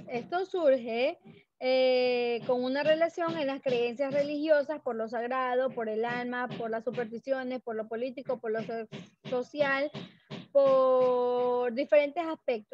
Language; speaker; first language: Spanish; native; Spanish